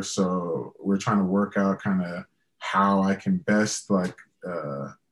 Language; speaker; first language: English; native; English